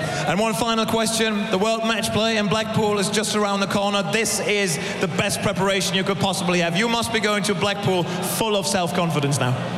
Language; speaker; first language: English; non-native, fluent; German